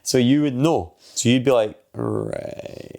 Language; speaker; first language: English; native; English